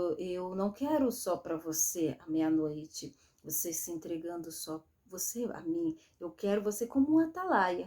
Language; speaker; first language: Portuguese; native; Portuguese